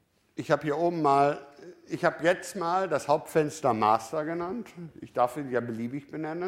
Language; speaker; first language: German; native; German